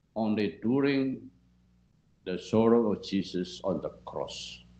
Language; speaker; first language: English; non-native, fluent; Indonesian